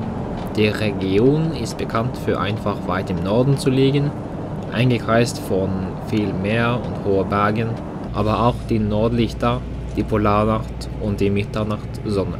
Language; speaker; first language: German; non-native, learner; Norwegian